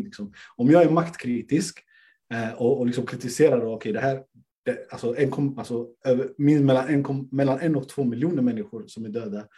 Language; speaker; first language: Swedish; native; Swedish